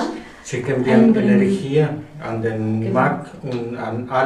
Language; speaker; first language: German; non-native, learner; Spanish